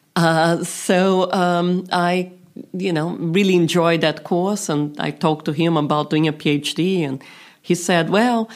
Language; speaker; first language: English; non-native, fluent; Portuguese